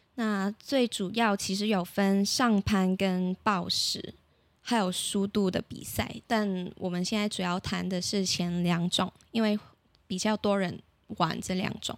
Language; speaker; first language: Chinese; non-native, local second language; Cantonese